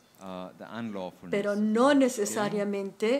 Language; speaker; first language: Spanish; non-native, learner; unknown